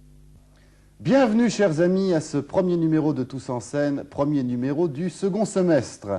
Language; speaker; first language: French; native; French